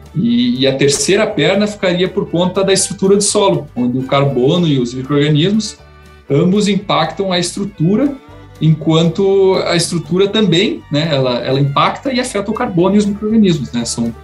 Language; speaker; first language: Portuguese; non-native, fluent; English